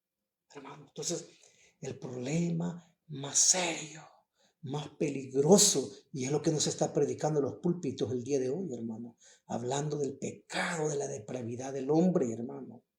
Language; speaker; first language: Spanish; native; Spanish